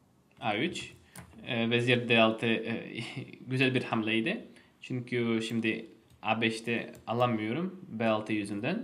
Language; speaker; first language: Turkish; non-native, fluent; Russian